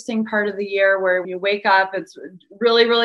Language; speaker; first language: English; native; English